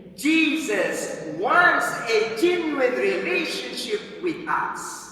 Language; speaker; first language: English; non-native, local second language; Filipino